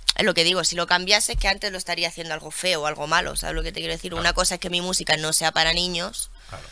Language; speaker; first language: Spanish; early bilingual, other home language; French